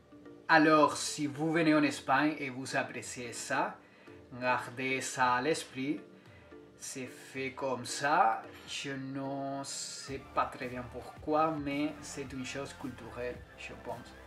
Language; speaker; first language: French; non-native, fluent; Spanish